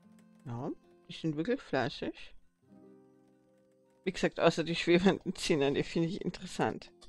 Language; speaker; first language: German; native; German